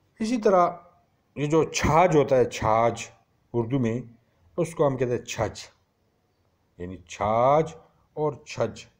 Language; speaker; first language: Urdu; non-native, local second language; Pashto